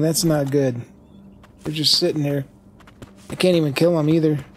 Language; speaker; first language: English; native; English